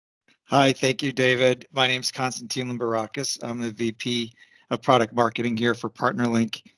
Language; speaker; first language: English; native; English